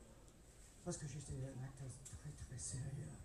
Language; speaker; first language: French; non-native, learner; English